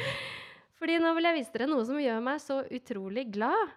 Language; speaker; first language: Norwegian; native; Norwegian